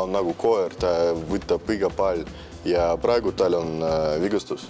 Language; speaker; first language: Estonian; non-native, local second language; Russian